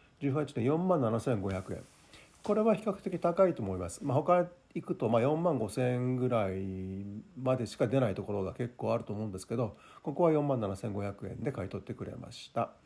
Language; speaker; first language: Japanese; native; Japanese